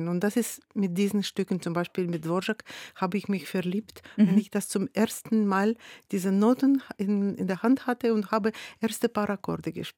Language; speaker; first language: German; non-native, fluent; Russian